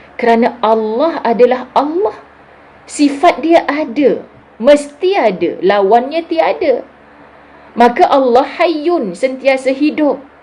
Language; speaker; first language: Malay; native; Malay